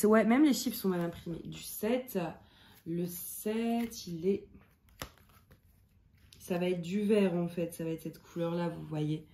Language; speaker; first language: French; native; French